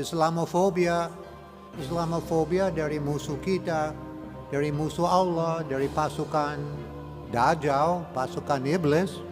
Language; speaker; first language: Indonesian; non-native, learner; English